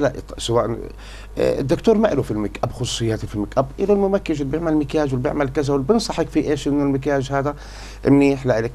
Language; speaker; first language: Arabic; native; Arabic